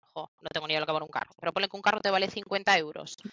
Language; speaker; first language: Spanish; native; Spanish